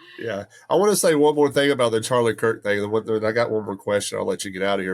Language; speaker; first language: English; native; English